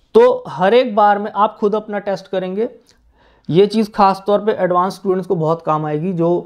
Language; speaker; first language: Hindi; native; Hindi